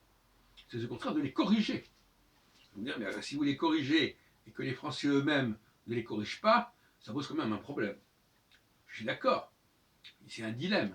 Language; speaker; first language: French; native; French